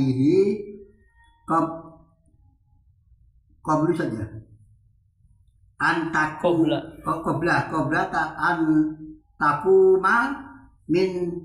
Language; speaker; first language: Arabic; non-native, learner; Indonesian